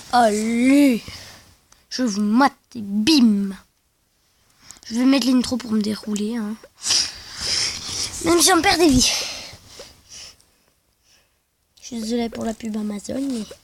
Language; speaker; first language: French; native; French